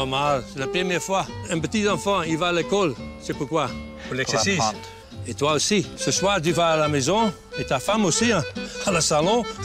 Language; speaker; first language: French; non-native, learner; Dutch